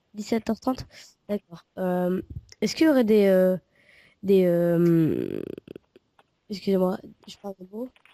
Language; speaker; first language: French; native; French